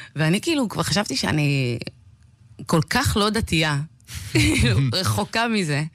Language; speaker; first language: Hebrew; early bilingual, other home language; Amharic